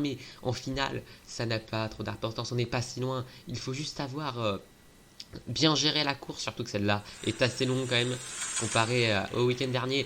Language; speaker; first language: French; native; French